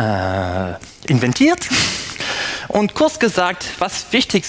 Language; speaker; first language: German; non-native, fluent; French